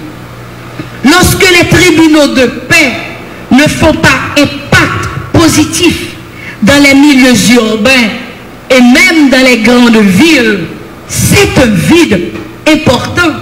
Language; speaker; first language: French; non-native, local second language; Haitian Creole